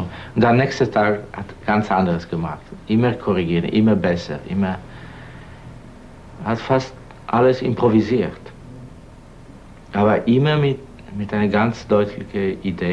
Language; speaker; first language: German; non-native, learner; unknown